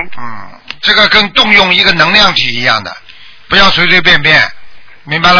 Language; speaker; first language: Chinese; native; Chinese